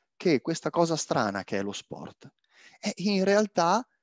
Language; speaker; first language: Italian; native; Italian